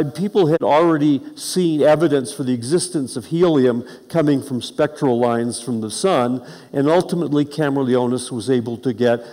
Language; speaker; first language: English; native; English